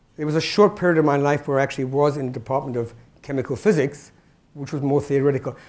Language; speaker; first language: English; native; English